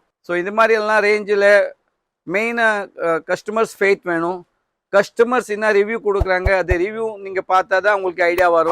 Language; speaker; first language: Tamil; non-native, learner; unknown